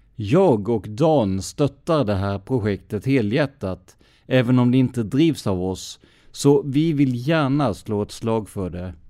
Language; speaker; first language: Swedish; native; Swedish